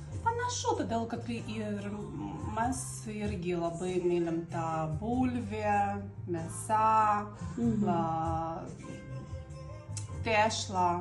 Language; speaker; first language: Lithuanian; non-native, learner; Russian